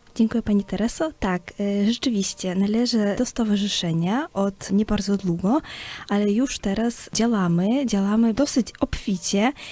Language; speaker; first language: Polish; native; Polish